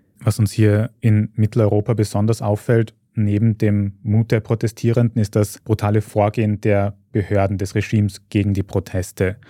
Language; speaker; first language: German; native; German